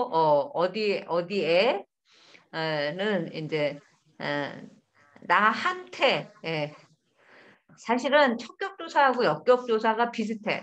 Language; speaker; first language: Korean; native; Korean